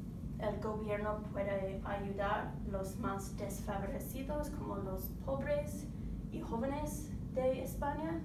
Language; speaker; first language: Spanish; non-native, learner; English